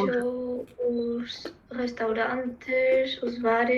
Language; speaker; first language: Portuguese; non-native, fluent; Spanish